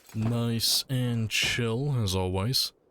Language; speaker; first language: English; native; English